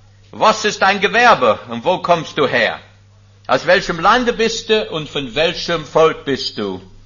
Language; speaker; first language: German; non-native, fluent; English